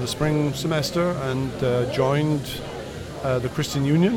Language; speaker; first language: English; native; English